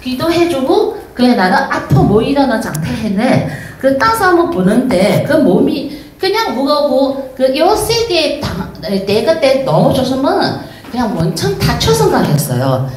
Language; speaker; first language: Korean; non-native, learner; Chinese